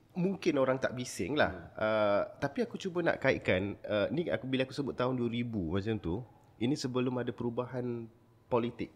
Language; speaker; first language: Malay; native; Malay